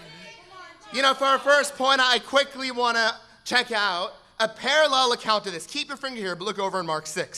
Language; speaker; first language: English; native; English